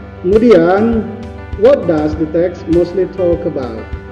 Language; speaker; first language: English; non-native, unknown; Indonesian